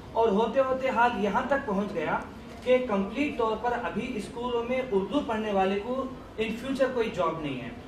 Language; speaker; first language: Hindi; non-native, local second language; Urdu